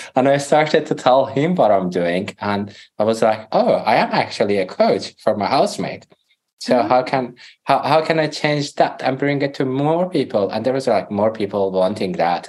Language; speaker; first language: English; non-native, fluent; Persian